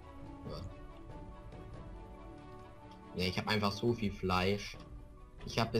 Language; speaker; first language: German; native; German